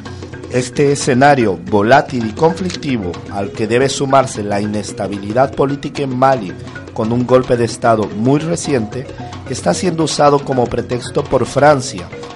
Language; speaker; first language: Spanish; native; Spanish